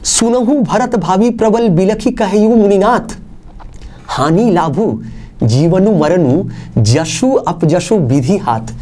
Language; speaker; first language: Hindi; non-native, local second language; Bangla